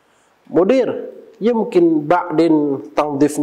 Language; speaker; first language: Arabic; non-native, learner; Indonesian